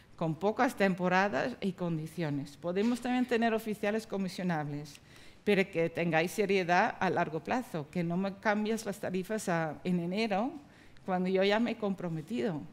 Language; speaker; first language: Spanish; non-native, fluent; Dutch